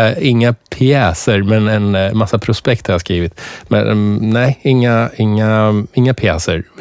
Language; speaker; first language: Swedish; early bilingual, other home language; Persian